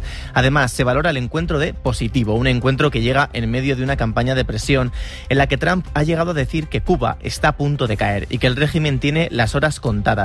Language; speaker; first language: Spanish; native; Spanish